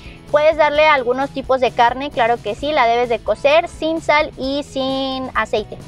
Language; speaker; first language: Spanish; native; Spanish